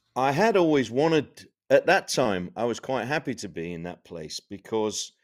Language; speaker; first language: English; native; English